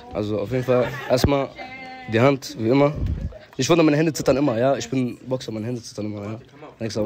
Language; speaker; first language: German; native; German